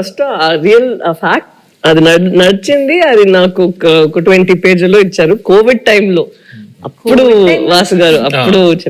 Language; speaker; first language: Telugu; non-native, fluent; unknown